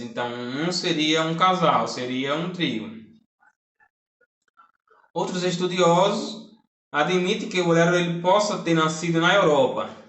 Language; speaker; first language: Portuguese; native; Portuguese